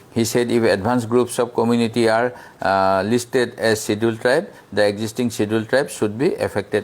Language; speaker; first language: English; non-native, local second language; Assamese